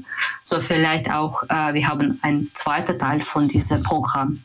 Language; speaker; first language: German; non-native, learner; Russian